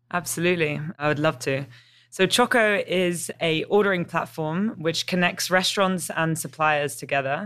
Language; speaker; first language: English; native; English